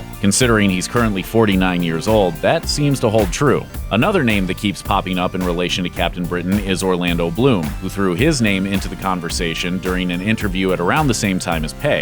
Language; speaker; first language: English; native; English